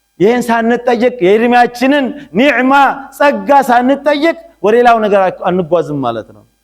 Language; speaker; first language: Amharic; non-native, local second language; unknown